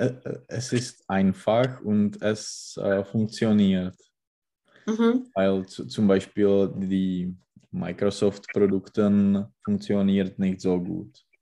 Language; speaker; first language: German; non-native, learner; Czech